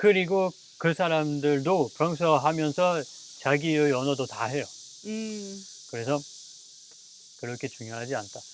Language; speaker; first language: Korean; non-native, fluent; French